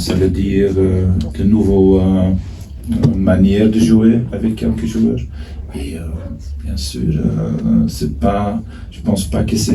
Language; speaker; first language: French; non-native, fluent; Dutch